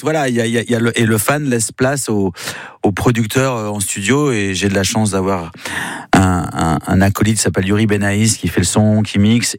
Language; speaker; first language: French; native; French